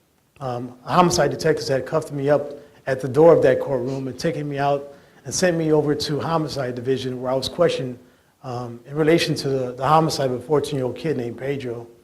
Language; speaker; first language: English; native; English